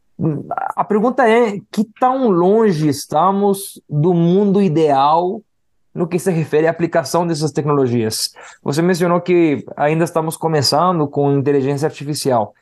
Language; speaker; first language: Portuguese; non-native, fluent; Spanish